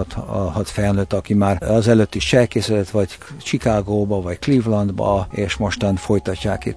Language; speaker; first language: Hungarian; early bilingual, heritage; Hungarian